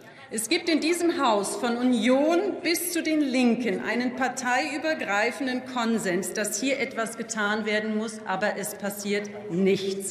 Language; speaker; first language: German; native; German